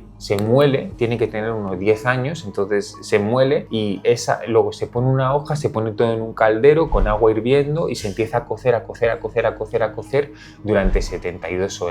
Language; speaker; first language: Spanish; native; Spanish